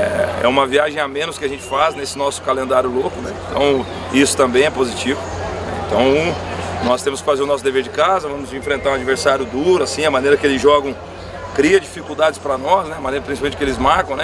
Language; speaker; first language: Portuguese; native; Portuguese